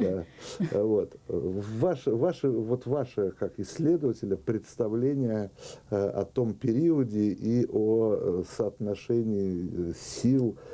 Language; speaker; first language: Russian; native; Russian